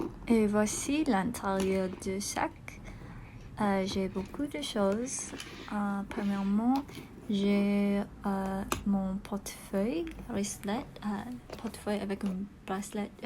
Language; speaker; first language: French; non-native, learner; English